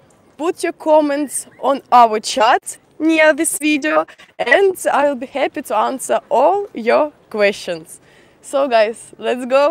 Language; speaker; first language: English; non-native, fluent; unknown